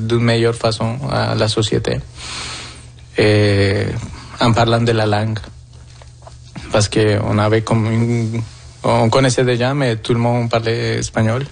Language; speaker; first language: French; non-native, fluent; Spanish